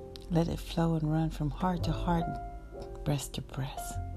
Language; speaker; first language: English; native; English